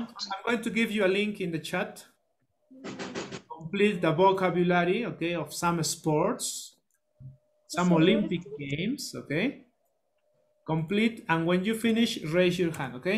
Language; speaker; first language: English; non-native, learner; Spanish